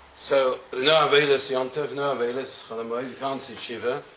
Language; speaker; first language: English; native; English